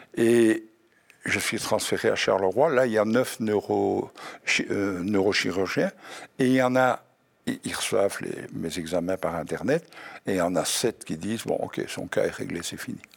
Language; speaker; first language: French; native; French